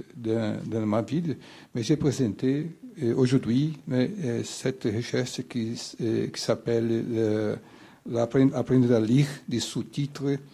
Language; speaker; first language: French; non-native, fluent; Portuguese